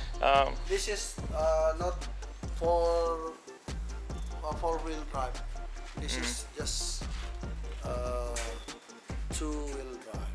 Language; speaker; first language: English; non-native, learner; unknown